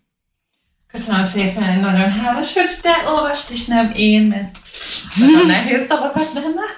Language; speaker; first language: Hungarian; non-native, learner; English